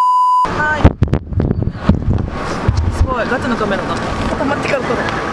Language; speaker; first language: Japanese; native; Japanese